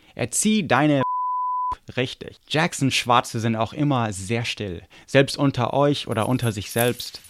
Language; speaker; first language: German; non-native, fluent; English